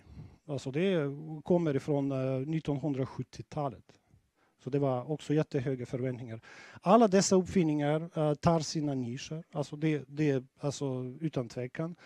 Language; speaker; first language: Swedish; non-native, fluent; Russian